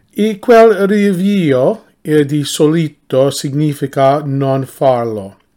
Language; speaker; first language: Italian; non-native, learner; English